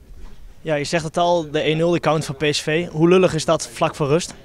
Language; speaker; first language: Dutch; native; Dutch